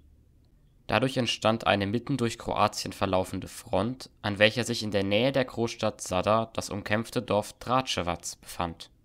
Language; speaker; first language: German; native; German